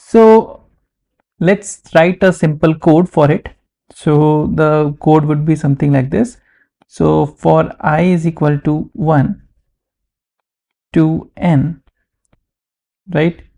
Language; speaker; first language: English; non-native, local second language; Hindi